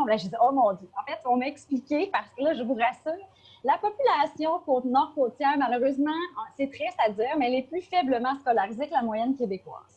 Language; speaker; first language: French; native; French